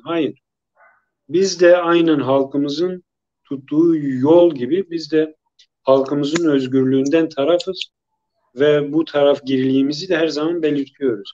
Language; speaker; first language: Turkish; non-native, local second language; Kurdish